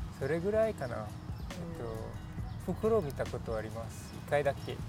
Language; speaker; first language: Japanese; non-native, learner; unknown